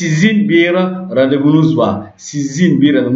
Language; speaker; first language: Turkish; non-native, learner; French